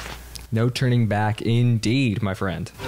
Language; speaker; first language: English; native; English